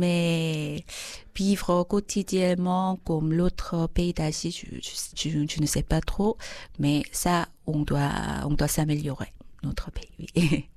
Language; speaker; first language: French; non-native, fluent; Korean